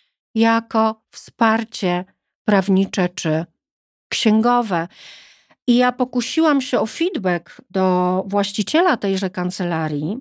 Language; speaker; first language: Polish; native; Polish